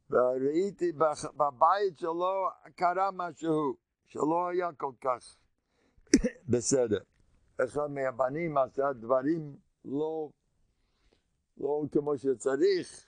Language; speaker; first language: Hebrew; non-native, fluent; English